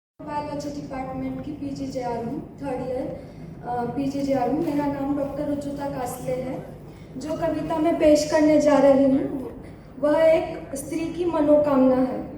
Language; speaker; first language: Hindi; non-native, local second language; Marathi